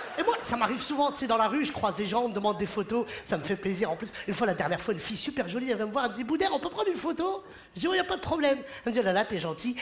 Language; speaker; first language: French; early bilingual, other home language; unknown